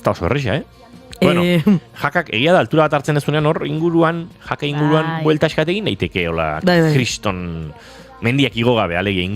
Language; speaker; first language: Basque; native; Basque